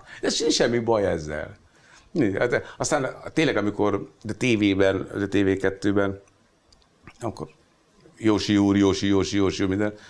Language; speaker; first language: Hungarian; non-native, fluent; Hindi